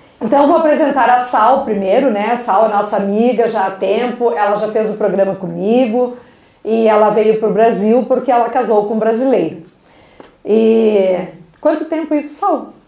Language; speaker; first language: Portuguese; native; Portuguese